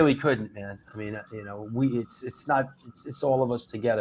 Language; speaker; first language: English; native; English